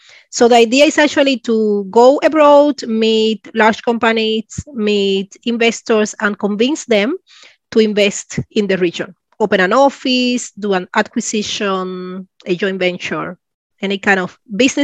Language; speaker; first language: English; non-native, fluent; Spanish